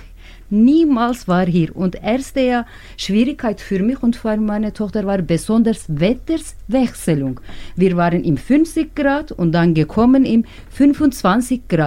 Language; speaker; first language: German; non-native, learner; Turkish